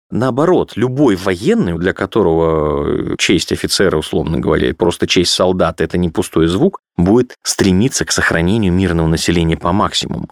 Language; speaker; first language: Russian; native; Russian